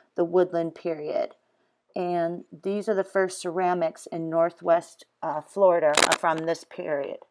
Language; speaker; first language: English; native; English